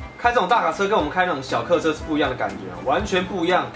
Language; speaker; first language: Chinese; native; Chinese